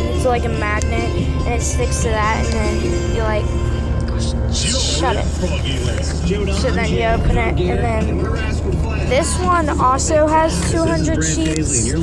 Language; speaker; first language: English; native; English